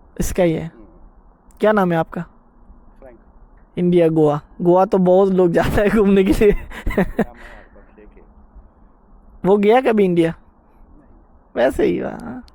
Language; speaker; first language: Hindi; non-native, learner; Bangla